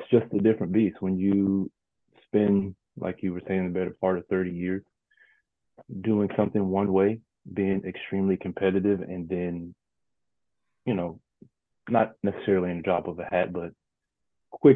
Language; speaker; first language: English; native; English